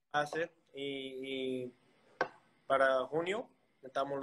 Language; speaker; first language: Spanish; early bilingual, heritage; English